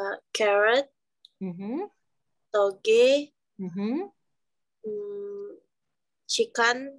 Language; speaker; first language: English; non-native, learner; Indonesian